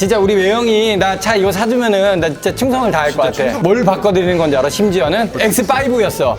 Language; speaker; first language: Korean; native; Korean